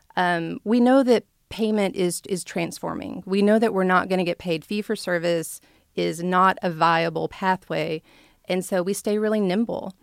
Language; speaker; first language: English; native; English